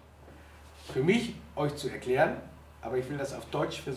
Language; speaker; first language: German; native; German